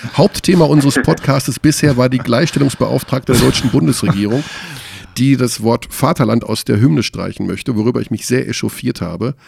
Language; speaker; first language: German; native; German